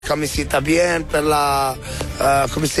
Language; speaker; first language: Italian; non-native, learner; Arabic